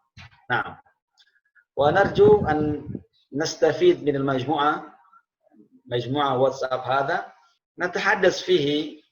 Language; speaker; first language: Arabic; non-native, fluent; Indonesian